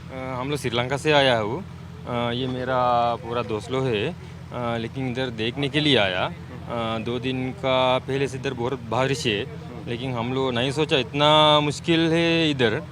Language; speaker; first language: Hindi; non-native, learner; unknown